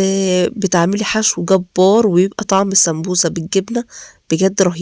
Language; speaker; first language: Arabic; native; Arabic